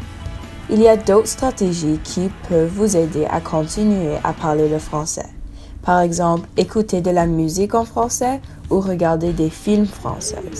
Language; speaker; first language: French; non-native, local second language; English